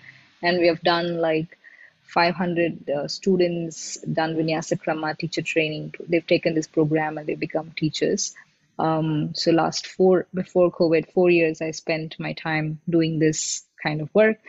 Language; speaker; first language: English; non-native, local second language; Tamil